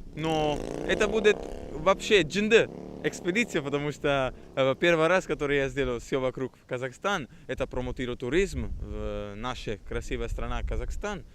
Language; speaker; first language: Russian; non-native, learner; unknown